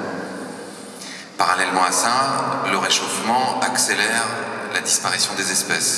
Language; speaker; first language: French; native; French